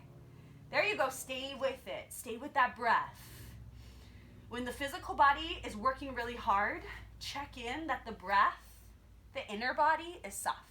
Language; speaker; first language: English; native; English